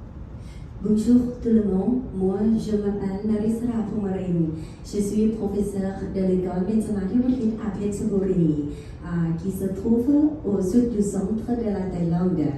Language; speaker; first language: French; non-native, fluent; Thai